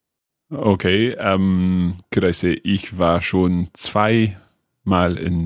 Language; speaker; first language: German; non-native, learner; English